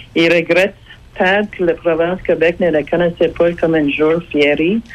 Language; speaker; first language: French; non-native, fluent; English